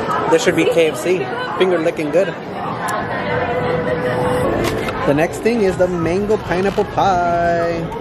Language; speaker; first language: English; native; English